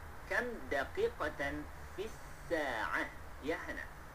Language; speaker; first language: Arabic; non-native, fluent; Malay